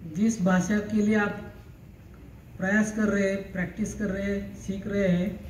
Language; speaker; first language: Hindi; non-native, local second language; Marathi